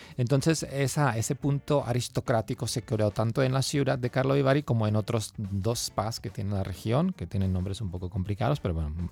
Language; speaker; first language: Spanish; non-native, fluent; Czech